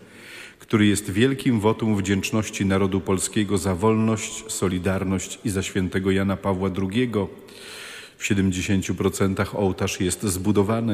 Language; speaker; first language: Polish; native; Polish